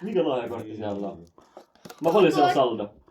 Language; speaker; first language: Finnish; native; Finnish